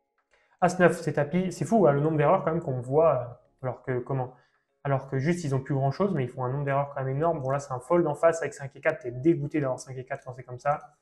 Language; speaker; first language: French; native; French